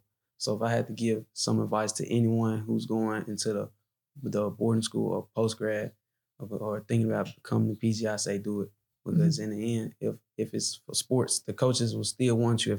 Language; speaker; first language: English; native; English